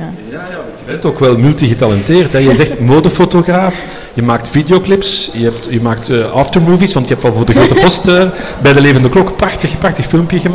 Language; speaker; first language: Dutch; native; Dutch